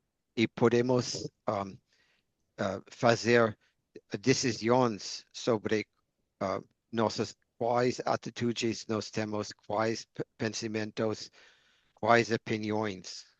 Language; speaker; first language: Portuguese; non-native, fluent; English